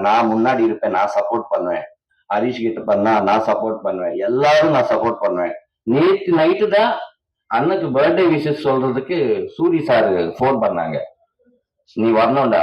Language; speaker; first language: Tamil; non-native, learner; Telugu